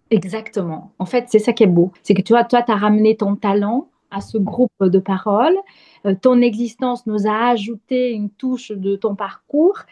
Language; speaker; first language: French; non-native, fluent; Portuguese